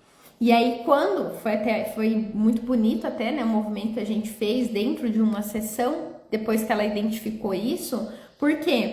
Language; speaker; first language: Portuguese; native; Portuguese